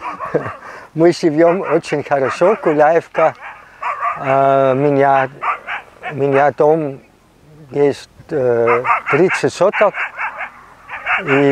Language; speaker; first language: Russian; non-native, learner; German